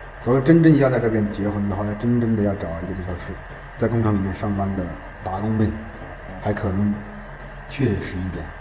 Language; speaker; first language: Chinese; native; Chinese